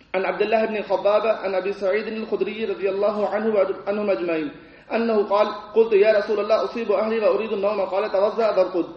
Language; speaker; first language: Arabic; non-native, fluent; Urdu